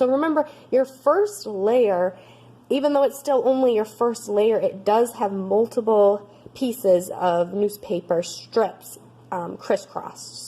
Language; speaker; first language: English; native; English